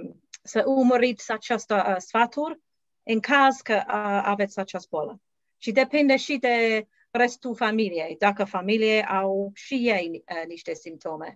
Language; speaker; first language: Romanian; non-native, learner; English